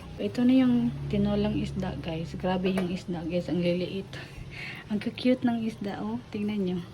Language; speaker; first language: Filipino; non-native, local second language; Cebuano